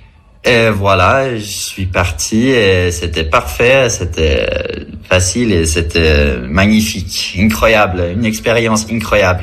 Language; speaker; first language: French; non-native, fluent; Swedish